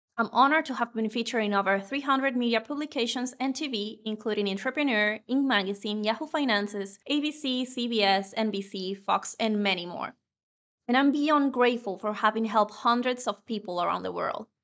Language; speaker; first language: English; non-native, fluent; Spanish